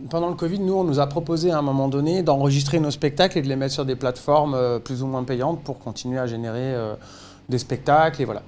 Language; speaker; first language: French; native; French